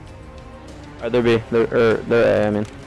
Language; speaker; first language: English; native; English